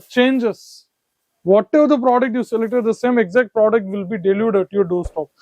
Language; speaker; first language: English; non-native, local second language; Tamil